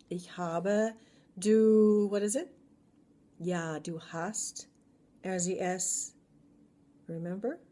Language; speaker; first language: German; non-native, fluent; English